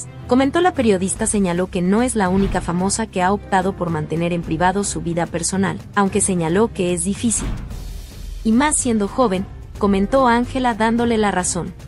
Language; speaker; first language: Spanish; native; Spanish